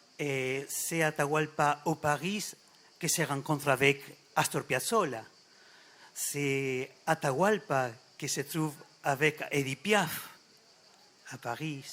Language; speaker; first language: French; non-native, fluent; Spanish